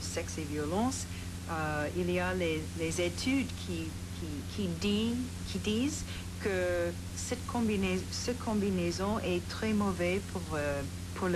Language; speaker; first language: French; non-native, fluent; English